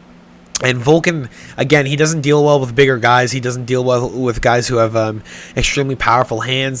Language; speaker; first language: English; native; English